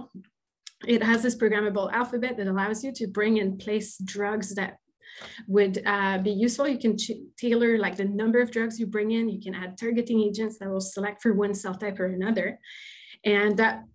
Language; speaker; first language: English; non-native, fluent; French